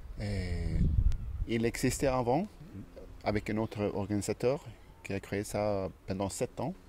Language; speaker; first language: French; non-native, learner; Swedish